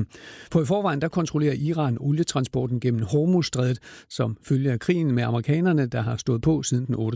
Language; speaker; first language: Danish; native; Danish